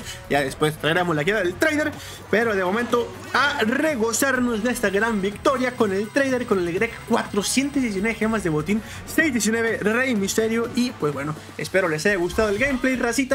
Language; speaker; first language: Spanish; native; Spanish